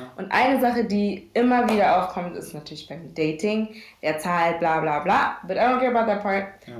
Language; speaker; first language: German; early bilingual, other home language; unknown